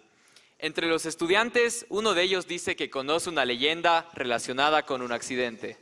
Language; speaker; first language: Spanish; native; Spanish